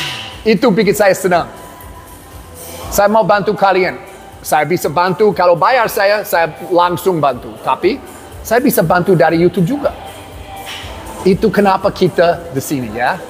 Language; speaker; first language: Indonesian; non-native, learner; English